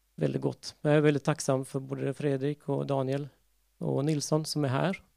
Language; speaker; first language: Swedish; non-native, fluent; Portuguese